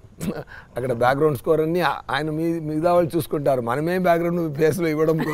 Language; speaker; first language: Telugu; non-native, fluent; Tamil